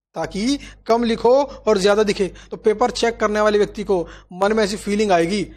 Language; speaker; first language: Hindi; native; Hindi